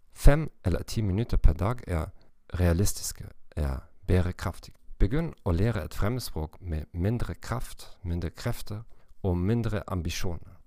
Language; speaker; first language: Norwegian; non-native, learner; German